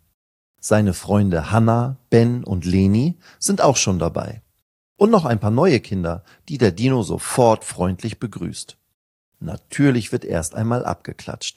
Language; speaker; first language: German; native; German